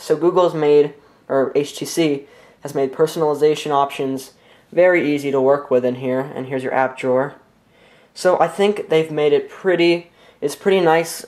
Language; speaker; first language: English; native; English